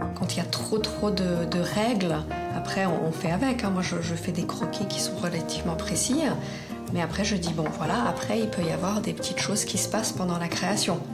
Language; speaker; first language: French; non-native, fluent; Polish